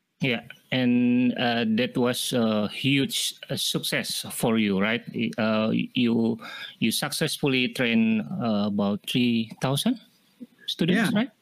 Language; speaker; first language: English; non-native, fluent; Indonesian